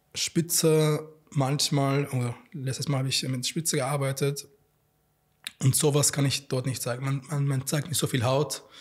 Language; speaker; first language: German; non-native, fluent; Arabic